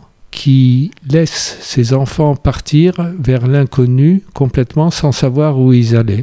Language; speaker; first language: French; native; French